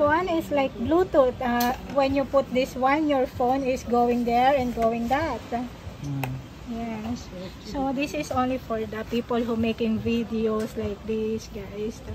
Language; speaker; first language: English; non-native, learner; Filipino